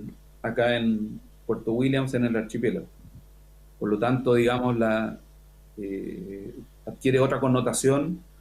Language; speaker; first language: Spanish; native; Spanish